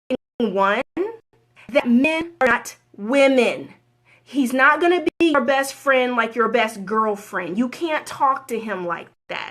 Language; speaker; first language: English; native; English